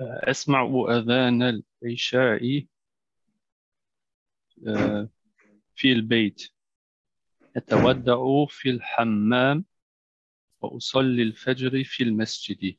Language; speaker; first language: Arabic; non-native, learner; German